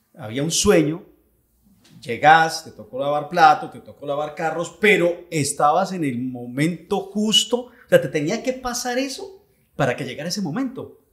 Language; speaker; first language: Spanish; native; Spanish